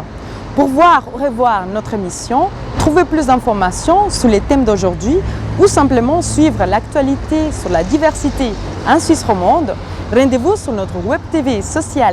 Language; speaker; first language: French; native; French